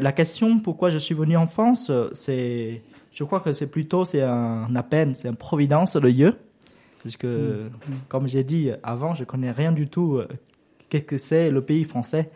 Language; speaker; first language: French; non-native, learner; Vietnamese